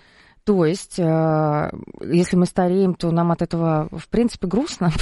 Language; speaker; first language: Russian; native; Russian